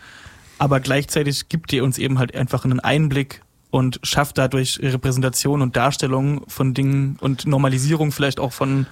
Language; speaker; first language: German; native; German